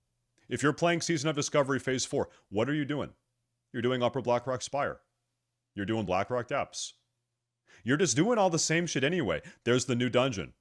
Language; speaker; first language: English; native; English